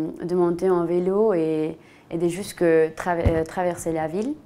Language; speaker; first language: French; non-native, fluent; Spanish